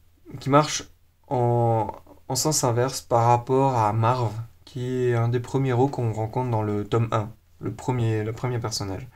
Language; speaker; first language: French; native; French